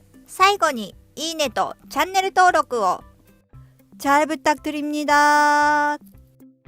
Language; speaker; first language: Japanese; non-native, fluent; Korean